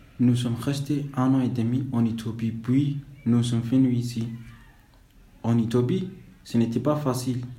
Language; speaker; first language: French; non-native, fluent; Somali